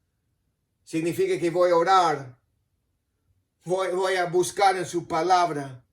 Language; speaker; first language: Spanish; non-native, fluent; English